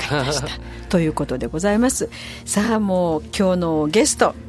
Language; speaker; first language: Japanese; native; Japanese